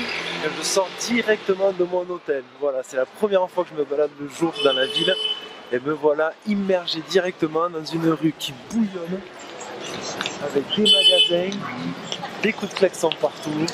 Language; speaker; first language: French; native; French